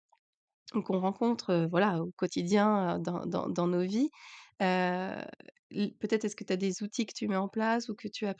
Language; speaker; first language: French; native; French